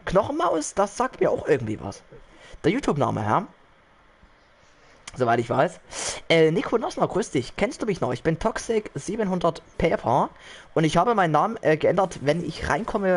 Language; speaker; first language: German; native; German